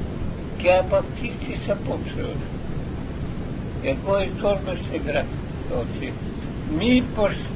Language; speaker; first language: Greek; non-native, learner; Russian